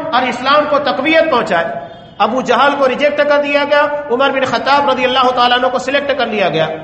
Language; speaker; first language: Urdu; native; Urdu